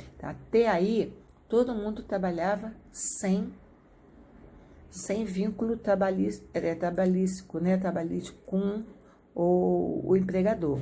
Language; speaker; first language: Portuguese; native; Portuguese